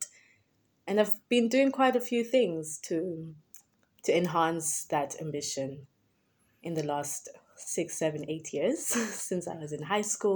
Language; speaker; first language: English; non-native, local second language; Xhosa